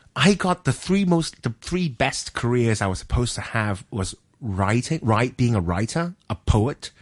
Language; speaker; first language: English; non-native, local second language; Cantonese